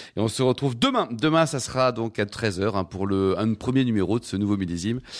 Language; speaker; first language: French; native; French